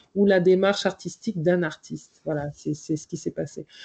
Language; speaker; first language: French; native; French